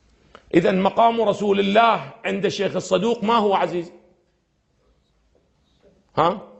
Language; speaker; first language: Arabic; native; Arabic